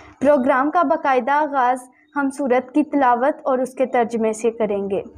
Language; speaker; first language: Urdu; native; Urdu